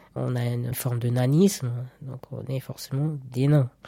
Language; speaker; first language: French; native; French